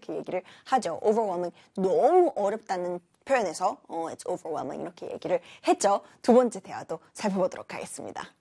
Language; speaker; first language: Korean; native; Korean